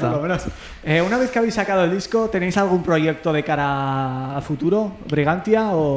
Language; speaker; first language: Spanish; native; Spanish